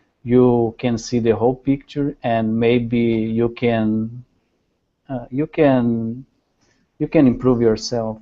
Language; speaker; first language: English; non-native, learner; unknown